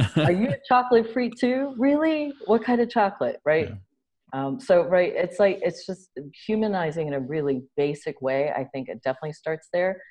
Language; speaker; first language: English; native; English